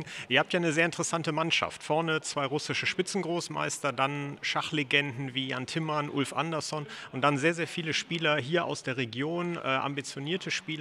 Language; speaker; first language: German; native; German